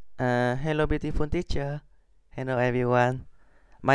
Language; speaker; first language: English; non-native, learner; Vietnamese